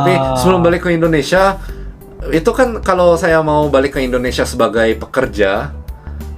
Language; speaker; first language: Indonesian; early bilingual, other home language; Korean